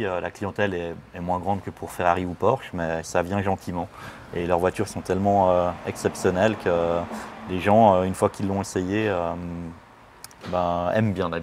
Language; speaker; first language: French; native; French